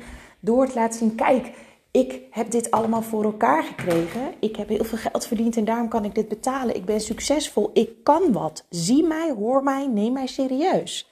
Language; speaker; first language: Dutch; native; Dutch